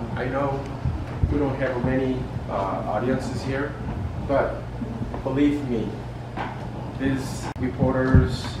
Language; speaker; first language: English; non-native, fluent; Korean